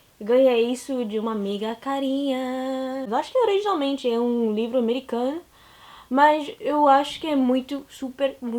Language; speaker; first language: Portuguese; non-native, learner; English